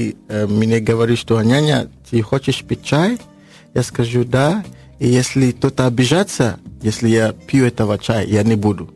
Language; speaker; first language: Russian; non-native, learner; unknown